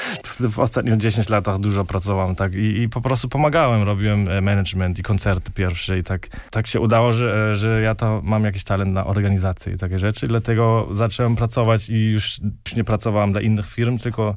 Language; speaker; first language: Polish; early bilingual, heritage; Polish